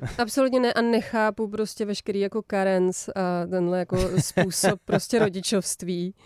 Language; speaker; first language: Czech; early bilingual, heritage; Czech